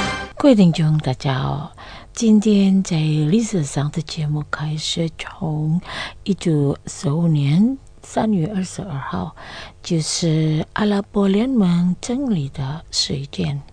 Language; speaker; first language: Chinese; non-native, learner; Indonesian